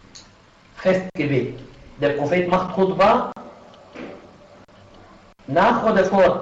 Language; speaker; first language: German; non-native, fluent; Arabic